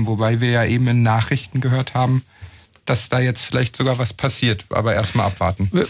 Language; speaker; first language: German; native; German